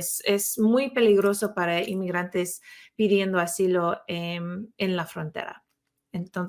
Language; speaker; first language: Spanish; non-native, fluent; English